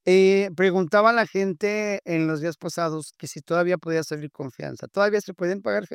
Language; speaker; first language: Spanish; native; Spanish